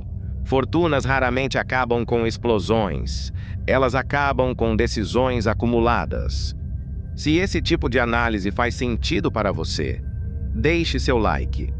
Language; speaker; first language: Portuguese; native; Portuguese